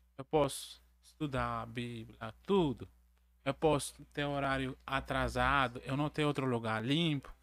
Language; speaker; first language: Portuguese; non-native, learner; Arabic